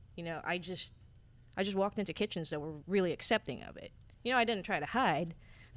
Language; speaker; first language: English; non-native, local second language; Filipino